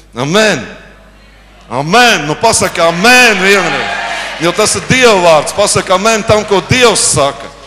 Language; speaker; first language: Latvian; native; Latvian